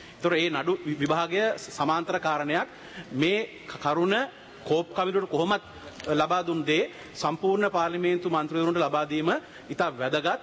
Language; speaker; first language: Sinhala; native; Sinhala